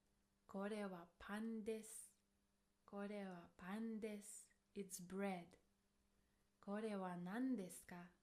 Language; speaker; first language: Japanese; non-native, fluent; English